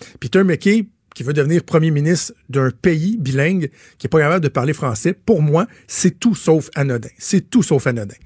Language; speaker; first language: French; native; French